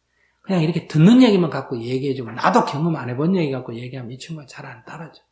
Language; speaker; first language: Korean; native; Korean